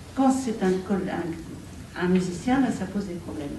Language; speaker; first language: French; native; French